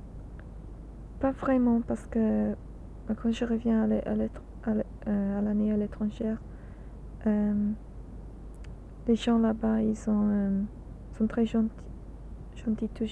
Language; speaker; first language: French; non-native, learner; English